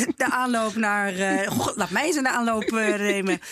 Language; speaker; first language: Dutch; native; Dutch